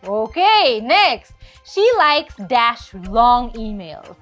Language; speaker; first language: English; non-native, local second language; Bangla